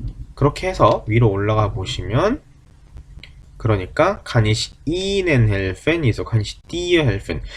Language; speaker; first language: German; non-native, fluent; Korean